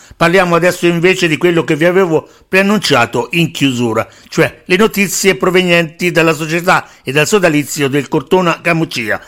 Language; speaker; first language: Italian; native; Italian